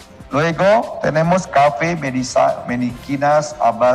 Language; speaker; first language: Spanish; non-native, learner; Indonesian